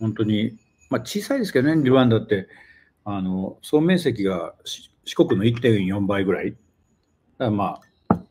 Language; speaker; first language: Japanese; native; Japanese